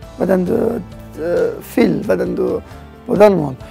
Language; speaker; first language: Danish; non-native, learner; Arabic